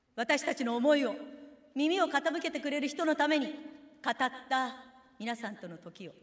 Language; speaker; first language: Japanese; native; Japanese